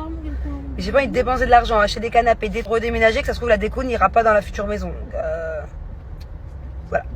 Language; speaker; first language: French; native; French